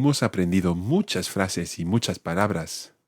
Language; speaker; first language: Spanish; non-native, fluent; English